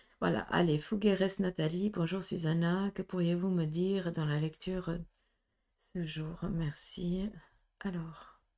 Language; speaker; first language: French; native; French